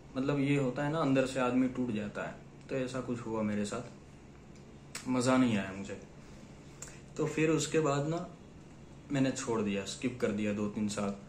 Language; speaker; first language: Hindi; non-native, local second language; Gujarati